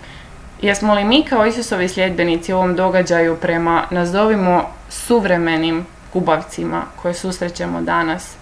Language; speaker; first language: Croatian; native; Croatian